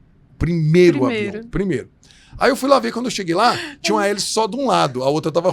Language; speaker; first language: Portuguese; native; Portuguese